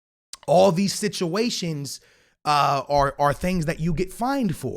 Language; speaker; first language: English; native; English